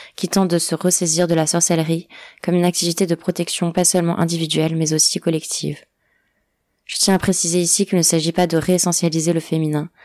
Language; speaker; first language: French; non-native, fluent; Portuguese